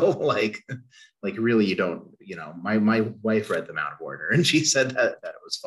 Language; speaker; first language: English; native; English